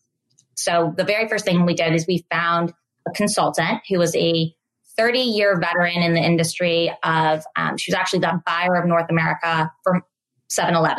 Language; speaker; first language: English; native; English